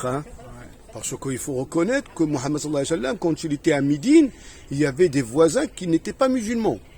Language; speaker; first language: French; native; French